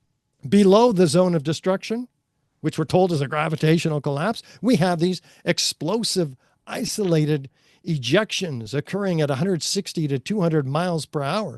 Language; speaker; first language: English; native; English